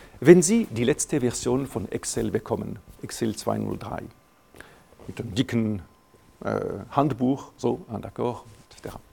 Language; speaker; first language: German; non-native, local second language; French